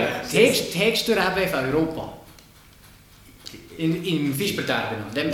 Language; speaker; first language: German; native; German